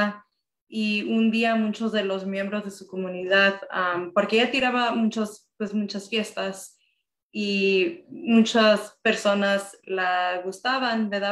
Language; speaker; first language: Spanish; early bilingual, heritage; Spanish